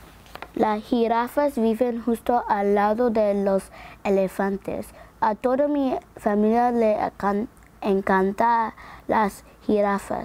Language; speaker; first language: Spanish; non-native, learner; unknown